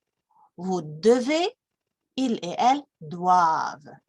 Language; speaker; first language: French; non-native, fluent; English